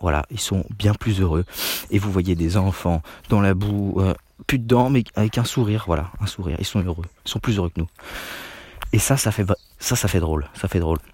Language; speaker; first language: French; native; French